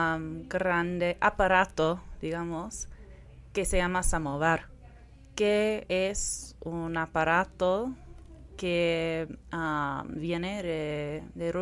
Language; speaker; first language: Spanish; non-native, fluent; English